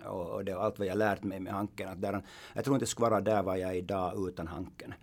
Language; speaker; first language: Swedish; non-native, local second language; Finnish